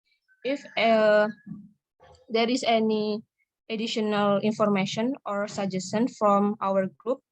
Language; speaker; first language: English; non-native, learner; Indonesian